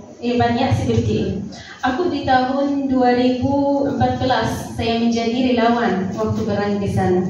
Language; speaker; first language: Indonesian; non-native, fluent; Arabic